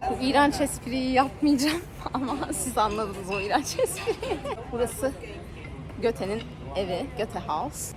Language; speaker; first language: Turkish; native; Turkish